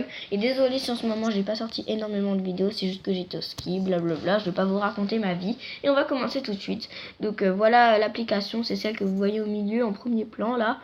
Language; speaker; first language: French; native; French